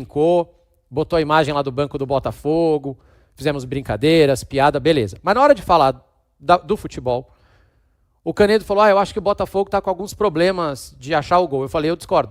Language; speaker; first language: Portuguese; native; Portuguese